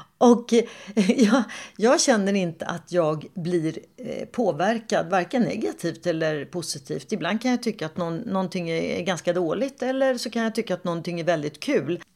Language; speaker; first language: Swedish; native; Swedish